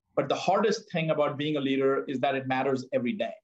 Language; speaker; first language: English; non-native, local second language; Punjabi